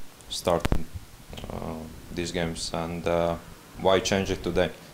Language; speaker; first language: English; non-native, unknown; Latvian